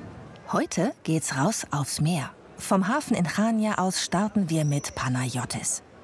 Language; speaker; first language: German; native; German